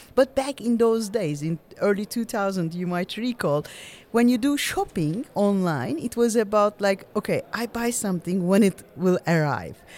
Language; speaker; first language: English; non-native, fluent; Turkish